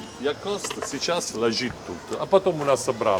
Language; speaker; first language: Russian; non-native, learner; Italian